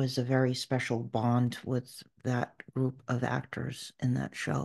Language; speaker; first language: English; early bilingual, other home language; Portuguese